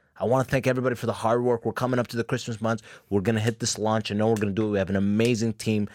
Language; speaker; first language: English; early bilingual, other home language; Arabic